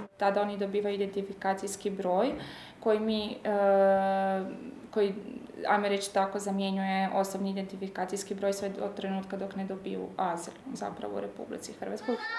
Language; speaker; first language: Croatian; native; Croatian